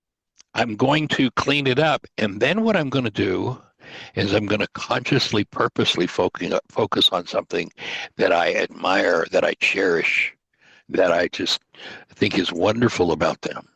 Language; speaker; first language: English; native; English